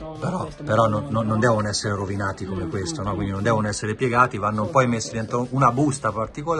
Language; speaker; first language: Italian; native; Italian